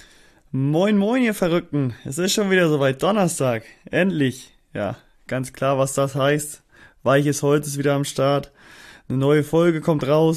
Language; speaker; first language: German; native; German